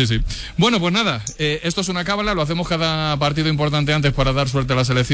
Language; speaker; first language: Spanish; native; Spanish